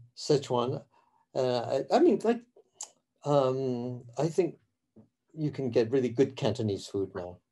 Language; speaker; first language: English; early bilingual, other home language; Cantonese